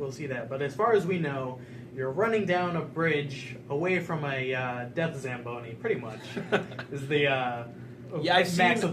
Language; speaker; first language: English; native; English